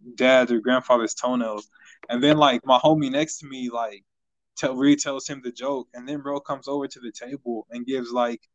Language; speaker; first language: English; native; English